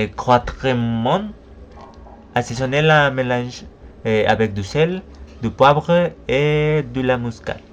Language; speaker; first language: French; non-native, learner; Spanish